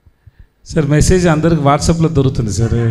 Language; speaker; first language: Telugu; non-native, learner; Tamil